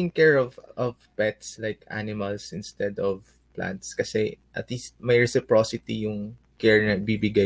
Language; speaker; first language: English; non-native, local second language; Aklanon